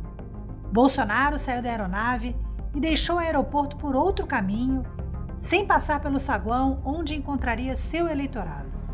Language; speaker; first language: Portuguese; native; Portuguese